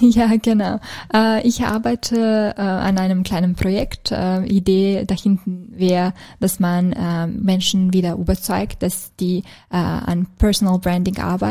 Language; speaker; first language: German; non-native, fluent; Serbian